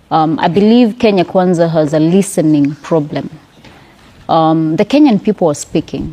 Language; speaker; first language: English; non-native, local second language; Kikuyu